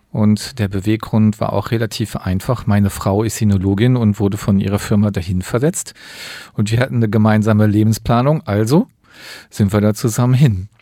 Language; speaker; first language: German; native; German